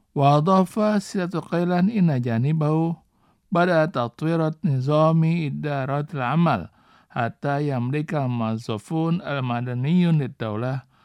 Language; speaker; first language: Arabic; non-native, fluent; Indonesian